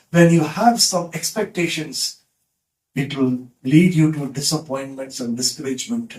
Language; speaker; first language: English; non-native, local second language; Telugu